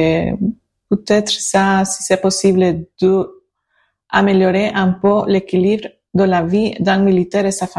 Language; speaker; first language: French; non-native, learner; Spanish